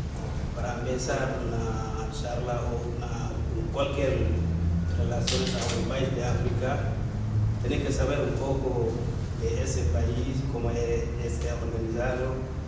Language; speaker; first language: Spanish; non-native, learner; Wolof